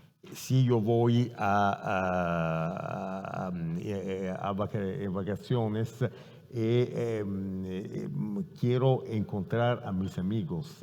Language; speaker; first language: Spanish; non-native, fluent; Italian